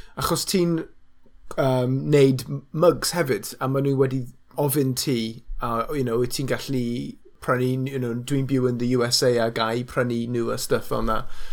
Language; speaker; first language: Welsh; non-native, local second language; English